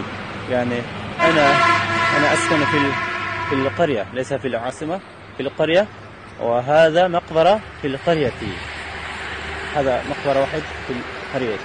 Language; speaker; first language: Arabic; non-native, learner; Bangla